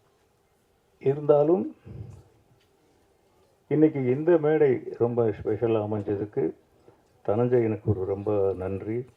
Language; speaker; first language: Tamil; native; Tamil